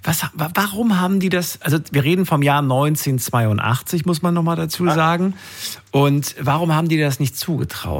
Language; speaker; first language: German; native; German